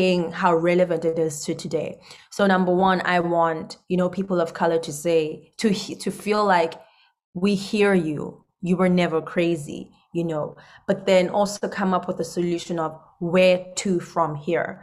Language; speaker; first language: English; non-native, local second language; Zulu